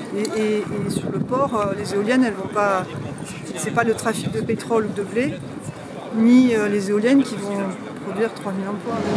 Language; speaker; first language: French; native; French